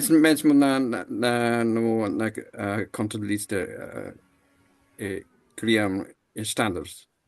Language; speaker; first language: Portuguese; non-native, learner; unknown